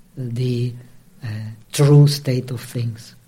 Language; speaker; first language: English; non-native, fluent; Czech